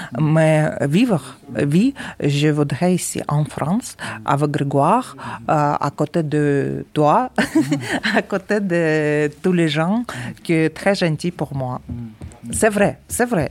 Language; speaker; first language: French; non-native, learner; Ukrainian